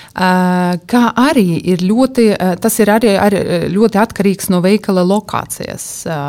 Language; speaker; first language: Latvian; non-native, local second language; Russian